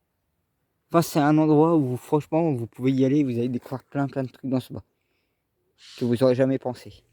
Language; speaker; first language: French; native; French